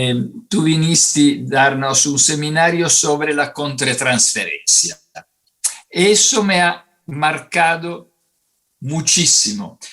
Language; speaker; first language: Spanish; non-native, fluent; Italian